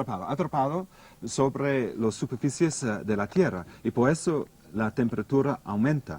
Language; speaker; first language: Spanish; non-native, fluent; English